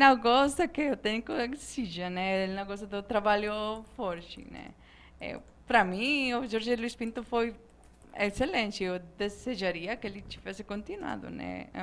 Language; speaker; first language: Portuguese; non-native, fluent; Spanish